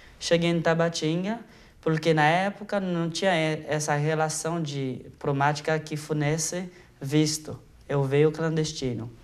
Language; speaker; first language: Portuguese; non-native, fluent; Haitian Creole